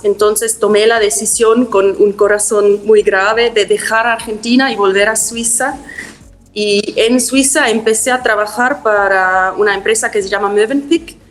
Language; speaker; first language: Spanish; non-native, fluent; German